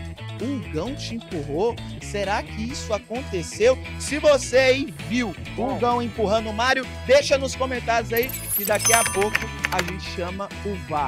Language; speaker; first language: Portuguese; native; Portuguese